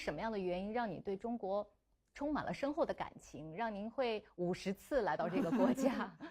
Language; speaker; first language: Chinese; native; Chinese